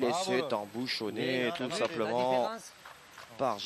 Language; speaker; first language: French; native; French